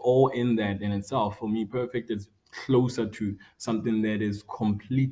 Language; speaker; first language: English; non-native, local second language; Tswana